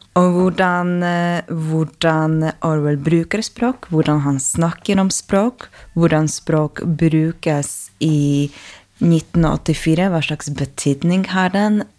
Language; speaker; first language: Norwegian; non-native, fluent; Polish